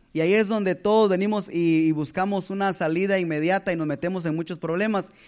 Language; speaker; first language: Spanish; native; Spanish